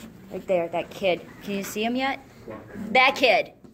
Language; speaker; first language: English; native; English